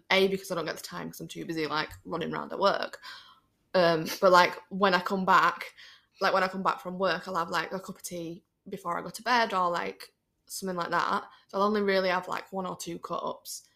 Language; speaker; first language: English; native; English